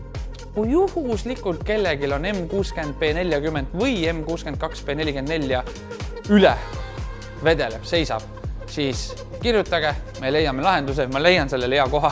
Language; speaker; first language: Estonian; native; Estonian